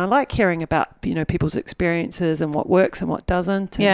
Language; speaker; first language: English; native; English